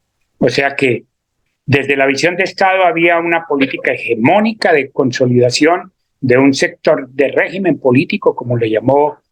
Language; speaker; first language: Spanish; native; Spanish